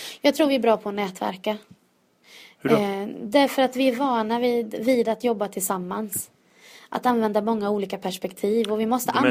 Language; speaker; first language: Swedish; native; Swedish